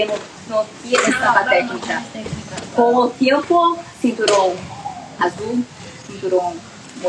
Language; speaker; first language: Spanish; non-native, learner; Portuguese